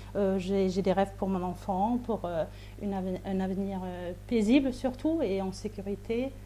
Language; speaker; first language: French; non-native, fluent; German